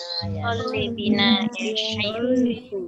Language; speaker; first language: Arabic; non-native, learner; Indonesian